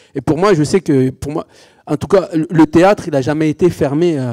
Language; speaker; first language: French; native; French